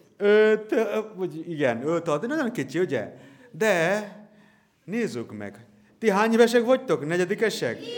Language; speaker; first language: Hungarian; non-native, learner; Bangla